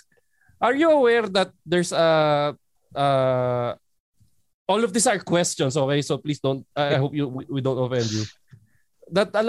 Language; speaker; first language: English; non-native, local second language; Filipino